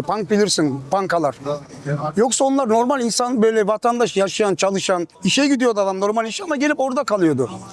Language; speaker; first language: Turkish; early bilingual, heritage; Turkish